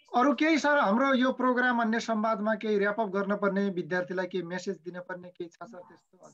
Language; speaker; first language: Nepali; native; Nepali